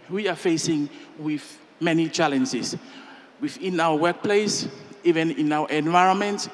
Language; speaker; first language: English; non-native, fluent; Tongan